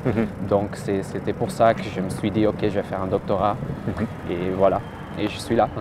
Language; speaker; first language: French; non-native, fluent; Portuguese